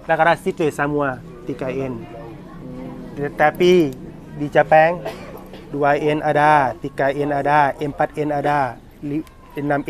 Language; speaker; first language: Indonesian; non-native, learner; Thai